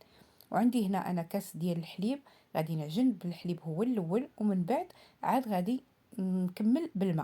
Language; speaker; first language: Arabic; native; Arabic